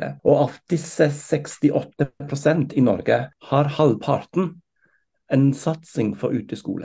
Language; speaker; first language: Norwegian; non-native, fluent; German